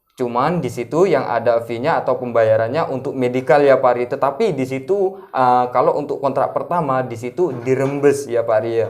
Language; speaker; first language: Indonesian; non-native, local second language; Madurese